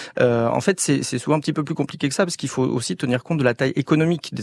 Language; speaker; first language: French; native; French